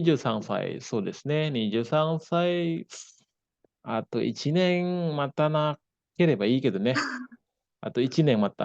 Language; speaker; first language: Japanese; non-native, fluent; Indonesian